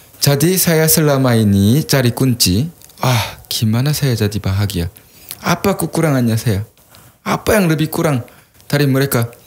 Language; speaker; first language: Indonesian; non-native, fluent; Korean